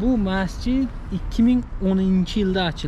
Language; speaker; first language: Turkish; non-native, learner; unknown